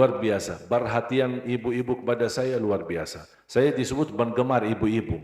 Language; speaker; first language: Indonesian; non-native, fluent; Arabic